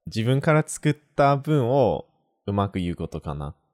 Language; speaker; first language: Japanese; non-native, fluent; English